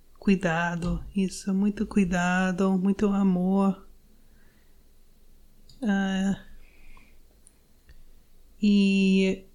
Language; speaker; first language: Portuguese; non-native, learner; English